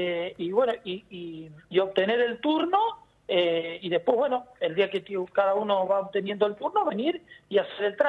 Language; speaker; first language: Spanish; native; Spanish